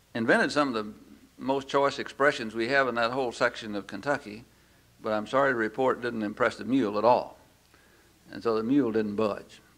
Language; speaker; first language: English; native; English